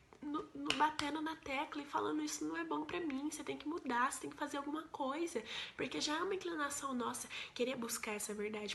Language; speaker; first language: Portuguese; native; Portuguese